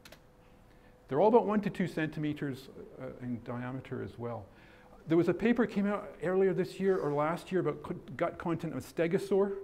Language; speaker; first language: English; native; English